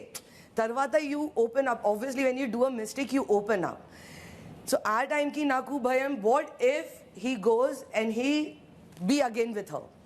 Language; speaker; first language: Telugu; non-native, fluent; Hindi